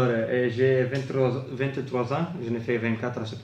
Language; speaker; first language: French; non-native, fluent; Italian